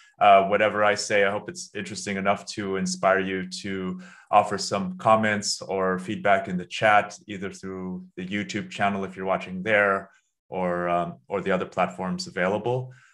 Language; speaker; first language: English; native; English